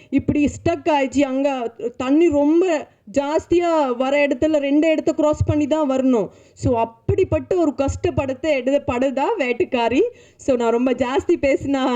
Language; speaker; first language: Tamil; non-native, learner; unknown